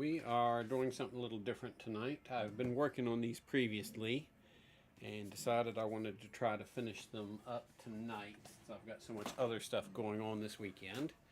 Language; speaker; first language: English; native; English